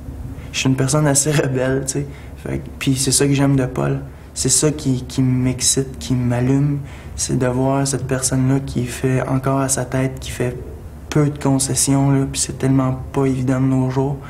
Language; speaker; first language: French; native; French